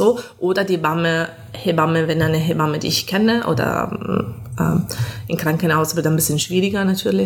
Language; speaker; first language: German; non-native, fluent; Italian